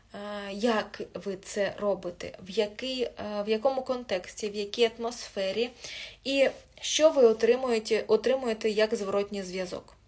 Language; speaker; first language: Ukrainian; non-native, local second language; Russian